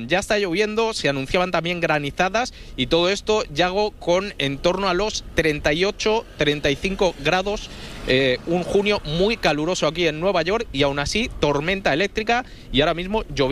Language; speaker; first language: Spanish; native; Spanish